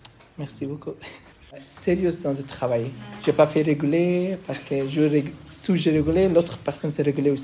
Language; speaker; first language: French; non-native, learner; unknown